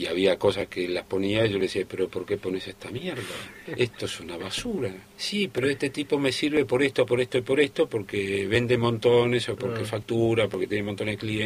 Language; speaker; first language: Spanish; native; Spanish